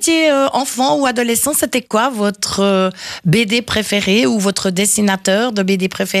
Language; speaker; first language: French; native; French